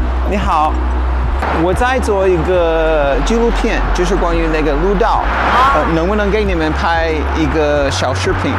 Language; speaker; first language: Chinese; non-native, learner; English